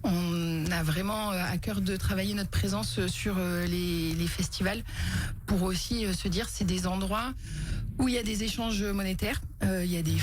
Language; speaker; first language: French; native; French